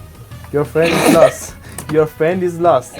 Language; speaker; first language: English; non-native, learner; Persian